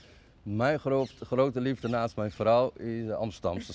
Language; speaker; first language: Dutch; non-native, fluent; Persian